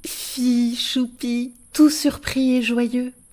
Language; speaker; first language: French; native; French